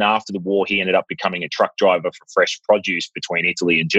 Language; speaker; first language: English; native; English